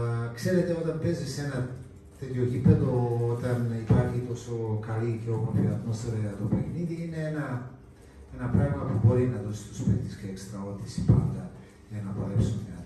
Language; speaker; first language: Greek; non-native, fluent; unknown